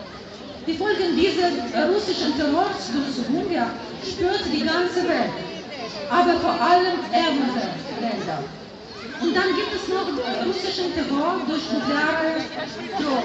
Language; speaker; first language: German; non-native, fluent; Ukrainian